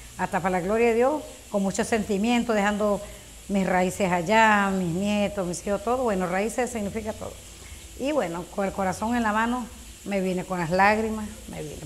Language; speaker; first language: Spanish; native; Spanish